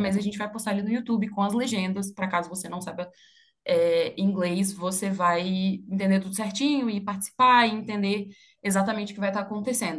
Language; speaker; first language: Portuguese; native; Portuguese